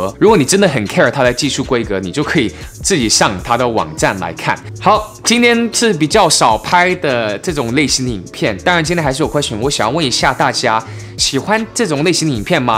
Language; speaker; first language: Chinese; early bilingual, heritage; English